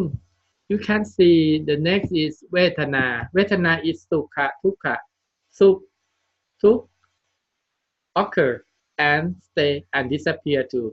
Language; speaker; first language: English; non-native, learner; Thai